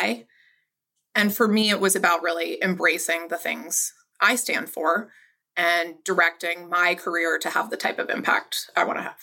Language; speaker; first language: English; native; English